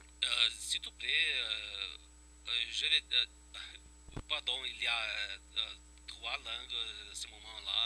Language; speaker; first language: French; non-native, fluent; Portuguese